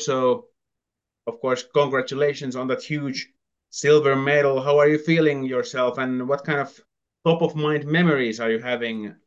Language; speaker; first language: English; non-native, fluent; Finnish